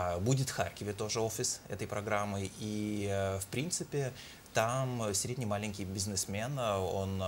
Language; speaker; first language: Russian; non-native, fluent; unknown